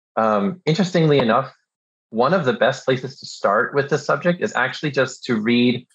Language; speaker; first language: English; early bilingual, other home language; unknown